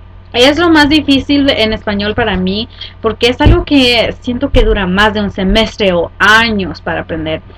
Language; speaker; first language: Spanish; early bilingual, heritage; Spanish